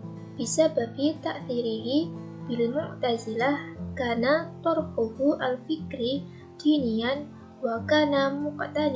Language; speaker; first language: Arabic; non-native, learner; Indonesian